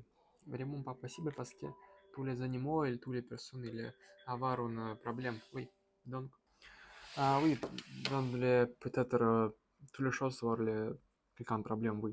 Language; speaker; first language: French; non-native, learner; Russian